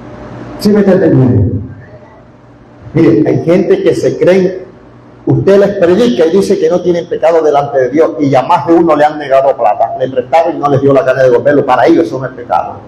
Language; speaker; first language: Spanish; native; Spanish